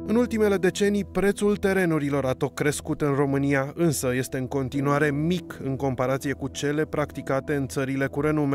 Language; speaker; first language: Romanian; native; Romanian